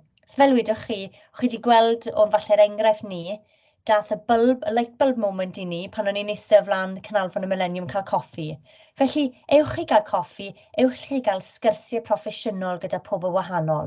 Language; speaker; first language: Welsh; native; Welsh